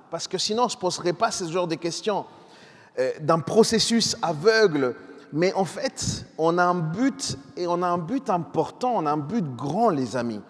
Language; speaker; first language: French; non-native, fluent; Spanish